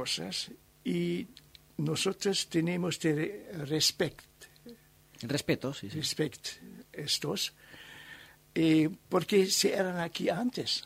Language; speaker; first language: Spanish; non-native, learner; German